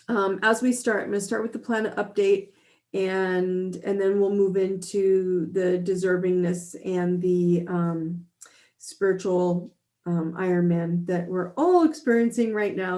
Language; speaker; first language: English; native; English